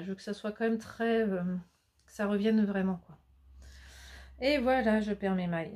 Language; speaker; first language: French; native; French